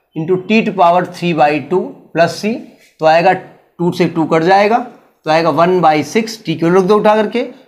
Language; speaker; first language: Hindi; native; Hindi